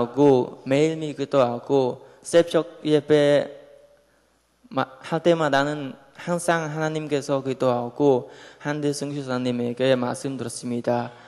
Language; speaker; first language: Korean; non-native, learner; Khmer